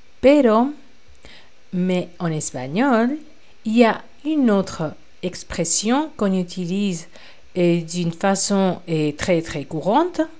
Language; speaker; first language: French; non-native, fluent; Spanish